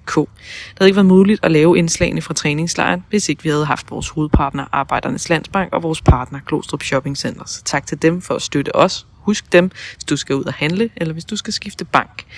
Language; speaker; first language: Danish; native; Danish